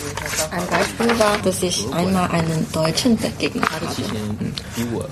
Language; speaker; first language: German; non-native, fluent; Chinese